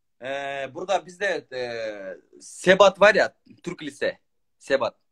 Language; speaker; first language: Turkish; non-native, learner; Kyrgyz